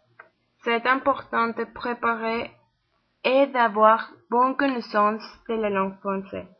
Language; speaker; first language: French; non-native, learner; Spanish